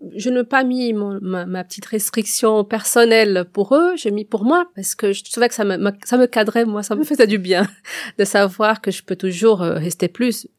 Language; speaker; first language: French; non-native, fluent; Portuguese